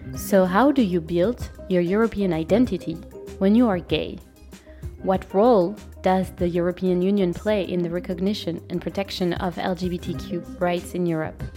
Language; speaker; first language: English; non-native, fluent; French